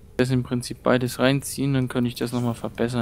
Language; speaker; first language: German; native; German